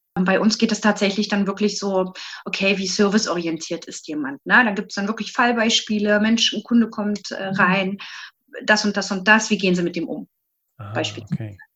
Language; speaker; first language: German; native; German